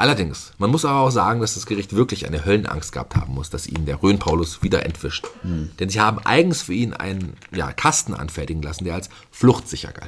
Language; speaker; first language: German; native; German